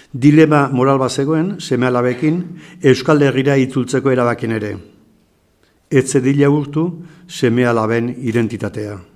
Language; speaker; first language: Basque; native; Basque